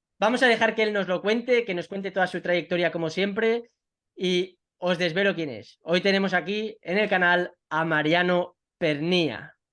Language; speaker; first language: Spanish; native; Spanish